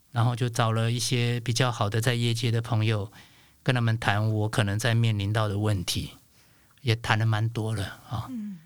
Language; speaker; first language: Chinese; non-native, local second language; Hakka Chinese